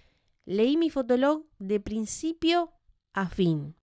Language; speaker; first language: Spanish; native; Spanish